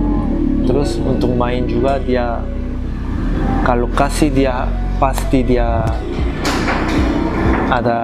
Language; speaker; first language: Indonesian; non-native, learner; Korean